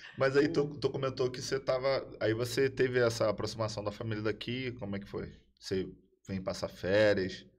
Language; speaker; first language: Portuguese; native; Portuguese